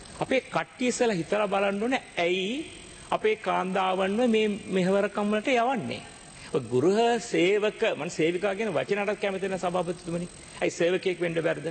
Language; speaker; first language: Sinhala; non-native, local second language; Tamil